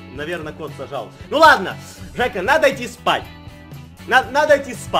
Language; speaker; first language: Russian; native; Russian